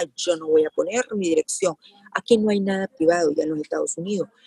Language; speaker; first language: Spanish; native; Spanish